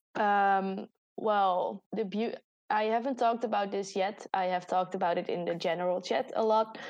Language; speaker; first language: English; non-native, fluent; Dutch